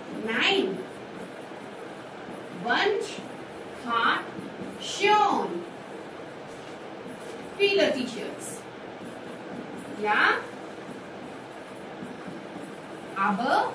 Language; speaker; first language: German; non-native, fluent; Hindi